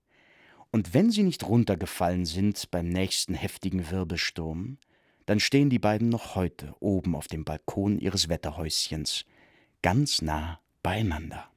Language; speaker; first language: German; native; German